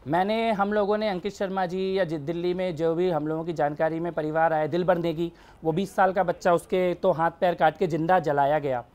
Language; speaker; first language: Hindi; native; Hindi